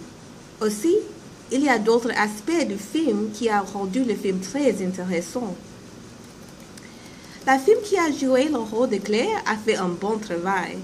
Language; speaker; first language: French; non-native, learner; English